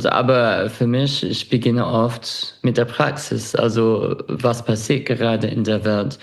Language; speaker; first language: German; non-native, fluent; English